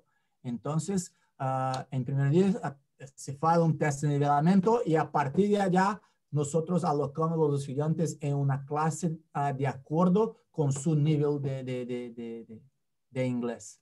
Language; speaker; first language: Spanish; non-native, fluent; Portuguese